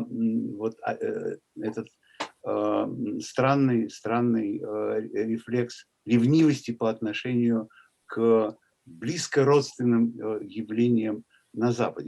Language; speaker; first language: Russian; native; Russian